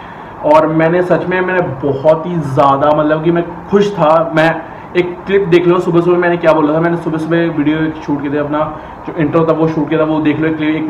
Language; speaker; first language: Hindi; native; Hindi